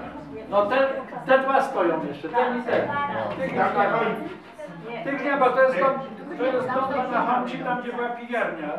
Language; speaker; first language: Polish; native; Polish